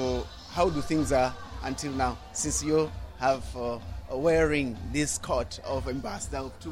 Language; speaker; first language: English; non-native, learner; Portuguese